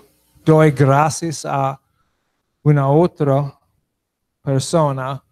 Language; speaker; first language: Spanish; non-native, learner; English